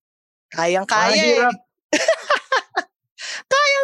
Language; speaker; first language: Filipino; native; Filipino